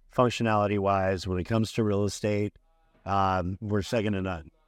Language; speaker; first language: English; native; English